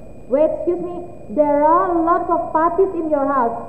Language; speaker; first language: English; non-native, fluent; Indonesian